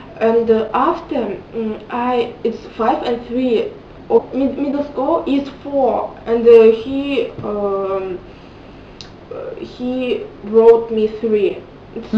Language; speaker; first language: English; non-native, learner; Russian